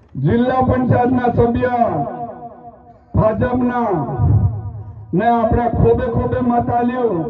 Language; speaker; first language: Gujarati; non-native, local second language; Rathawi